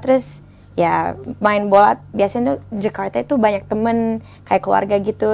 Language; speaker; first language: Indonesian; early bilingual, other home language; English